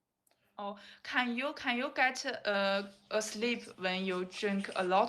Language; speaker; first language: English; non-native, learner; Chinese